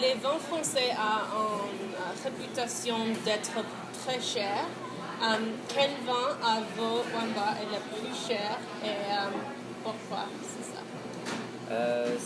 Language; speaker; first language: French; non-native, learner; English